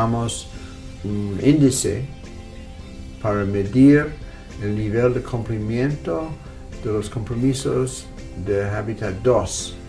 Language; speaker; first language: Spanish; non-native, fluent; English